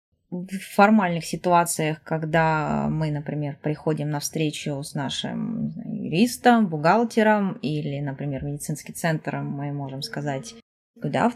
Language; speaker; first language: Russian; native; Russian